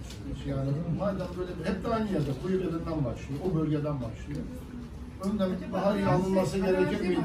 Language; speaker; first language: Turkish; native; Turkish